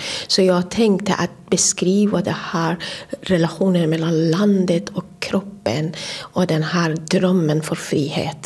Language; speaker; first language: Swedish; non-native, fluent; Persian